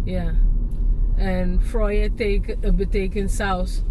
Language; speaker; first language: Dutch; non-native, local second language; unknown